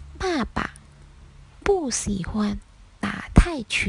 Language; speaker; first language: Chinese; non-native, fluent; Thai